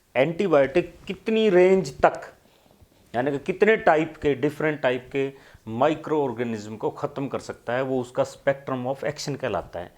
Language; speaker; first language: Hindi; native; Hindi